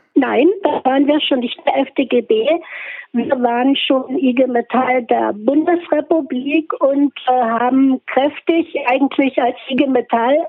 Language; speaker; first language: German; native; German